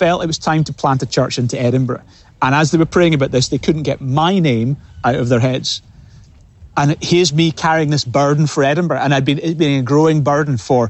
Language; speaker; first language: English; native; English